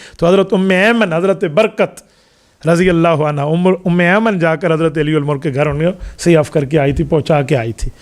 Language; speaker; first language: Urdu; non-native, local second language; Punjabi